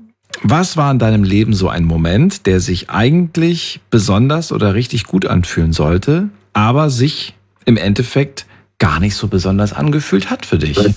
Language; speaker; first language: German; native; German